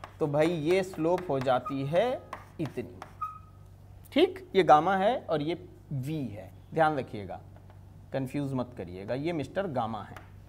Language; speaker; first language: Hindi; native; Hindi